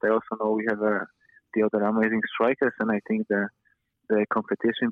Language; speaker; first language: English; non-native, fluent; Polish